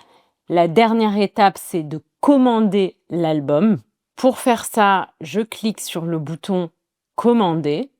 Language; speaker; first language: French; native; French